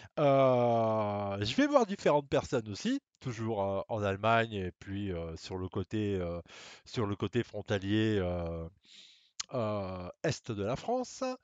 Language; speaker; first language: French; native; French